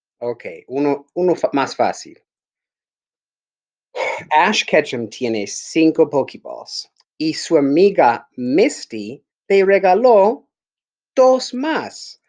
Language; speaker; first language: Spanish; non-native, fluent; English